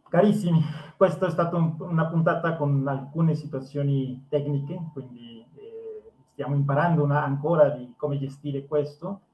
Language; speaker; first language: Italian; non-native, fluent; Spanish